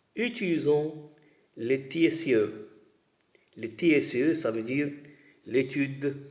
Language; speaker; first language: French; non-native, local second language; Arabic